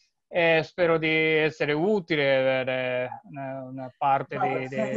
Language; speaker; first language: Italian; non-native, learner; Japanese